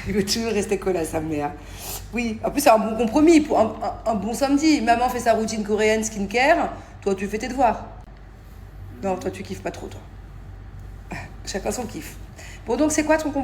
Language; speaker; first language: French; native; French